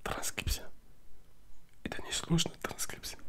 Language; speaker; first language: Russian; non-native, learner; French